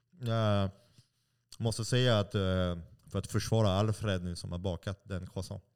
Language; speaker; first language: Swedish; non-native, fluent; French